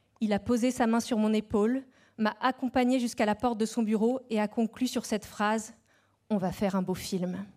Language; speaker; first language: French; native; French